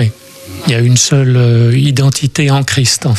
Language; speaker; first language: French; native; French